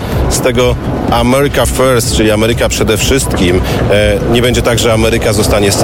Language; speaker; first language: Polish; native; Polish